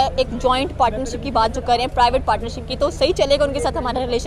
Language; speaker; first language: Urdu; native; Urdu